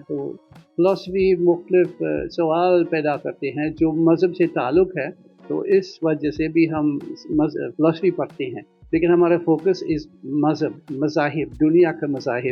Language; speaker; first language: Hindi; non-native, fluent; Dutch